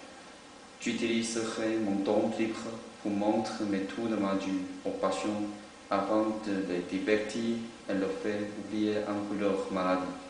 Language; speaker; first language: French; non-native, learner; Chinese